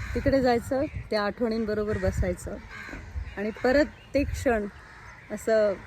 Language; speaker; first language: Marathi; non-native, local second language; Malayalam